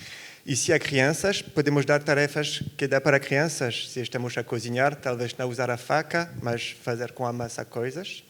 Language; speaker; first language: Portuguese; non-native, fluent; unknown